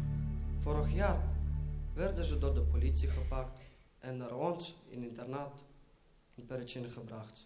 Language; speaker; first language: Dutch; non-native, fluent; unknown